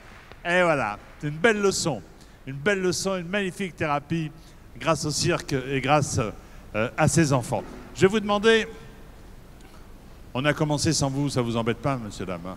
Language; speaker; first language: French; native; French